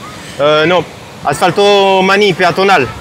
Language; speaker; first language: Italian; non-native, learner; French